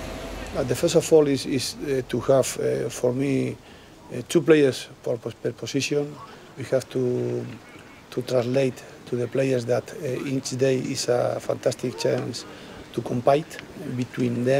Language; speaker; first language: English; non-native, learner; Spanish